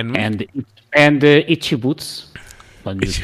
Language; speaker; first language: English; non-native, learner; Portuguese